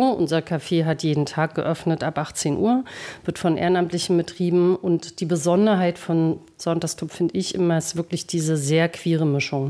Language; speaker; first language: German; native; German